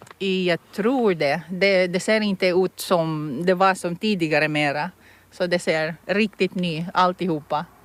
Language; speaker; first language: Swedish; non-native, fluent; Filipino